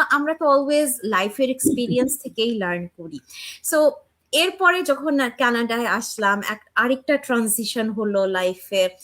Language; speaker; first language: Bangla; early bilingual, heritage; Bangla